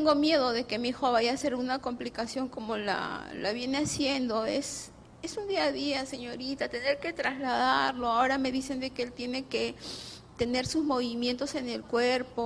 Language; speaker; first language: Spanish; native; Spanish